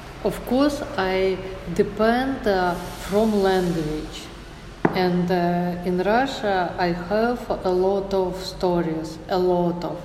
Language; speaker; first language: English; non-native, learner; Russian